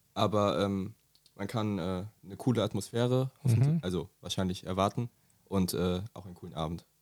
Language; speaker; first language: German; native; German